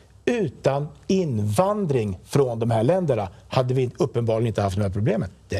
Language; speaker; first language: Swedish; native; Swedish